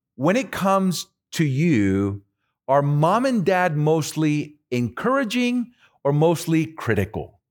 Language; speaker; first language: English; early bilingual, other home language; Spanish